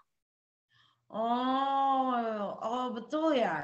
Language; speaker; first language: Indonesian; non-native, local second language; Javanese